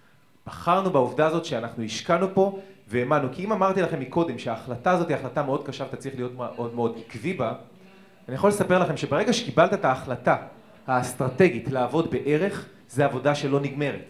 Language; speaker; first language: Hebrew; native; Hebrew